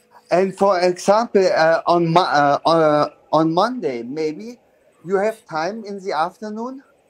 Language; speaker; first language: English; non-native, learner; German